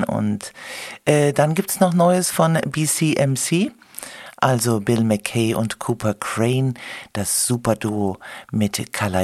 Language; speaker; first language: German; native; German